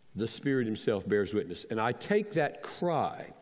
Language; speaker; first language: English; native; English